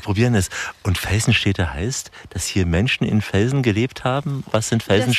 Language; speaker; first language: German; native; German